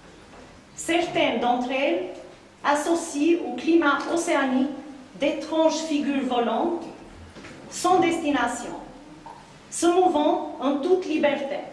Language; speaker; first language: French; native; French